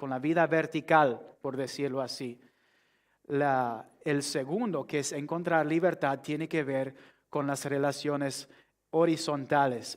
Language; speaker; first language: Spanish; non-native, fluent; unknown